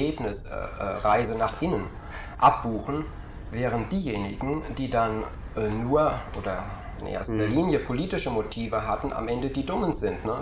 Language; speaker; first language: German; native; German